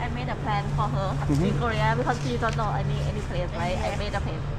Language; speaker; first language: English; non-native, learner; Thai